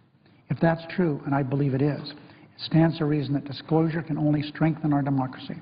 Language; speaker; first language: English; native; English